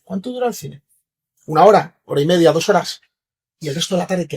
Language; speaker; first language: Spanish; native; Spanish